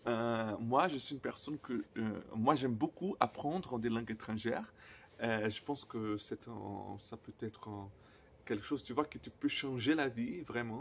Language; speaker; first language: French; non-native, fluent; Portuguese